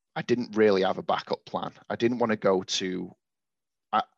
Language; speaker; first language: English; native; English